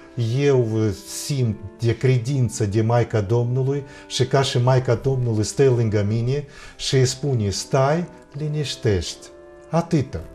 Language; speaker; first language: Romanian; non-native, fluent; Russian